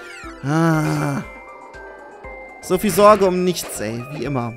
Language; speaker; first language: German; native; German